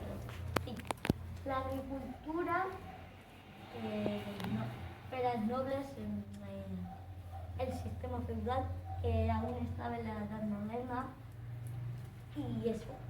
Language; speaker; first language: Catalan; non-native, local second language; Spanish